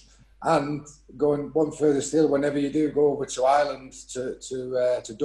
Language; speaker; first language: English; native; English